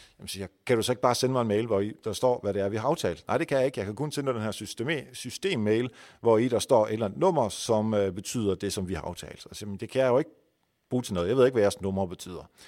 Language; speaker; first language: Danish; non-native, fluent; Dutch